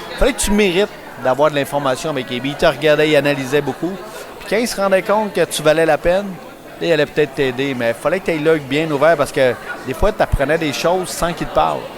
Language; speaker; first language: French; native; French